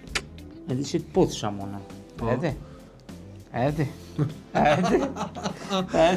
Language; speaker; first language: Albanian; native; Albanian